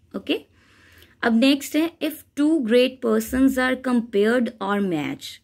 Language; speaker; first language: Hindi; native; Hindi